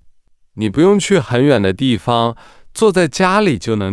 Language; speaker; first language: Chinese; non-native, fluent; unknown